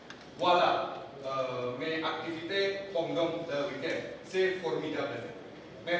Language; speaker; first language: French; non-native, learner; Indonesian